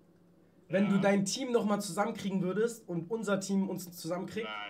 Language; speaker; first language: German; native; German